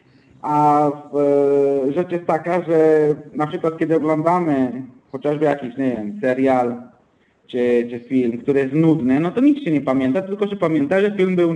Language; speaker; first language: Polish; non-native, fluent; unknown